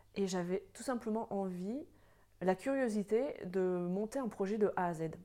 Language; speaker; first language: French; native; French